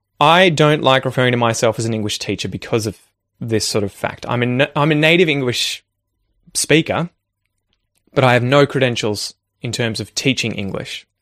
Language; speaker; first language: English; native; English